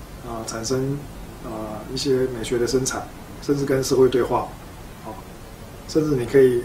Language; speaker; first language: Chinese; native; Chinese